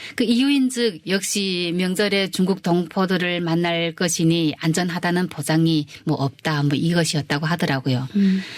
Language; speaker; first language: Korean; early bilingual, heritage; Korean